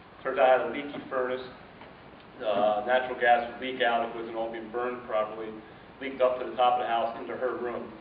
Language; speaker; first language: English; native; English